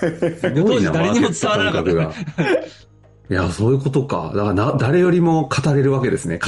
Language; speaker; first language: Japanese; native; Japanese